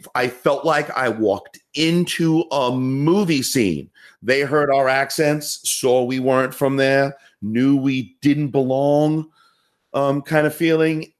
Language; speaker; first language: English; native; English